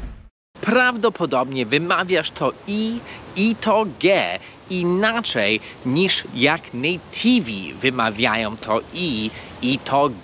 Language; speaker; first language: Polish; non-native, fluent; English